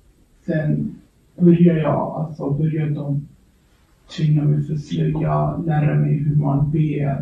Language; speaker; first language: Swedish; early bilingual, other home language; Kurdish